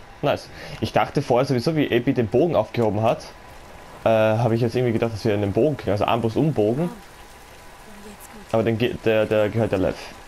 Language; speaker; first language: German; native; German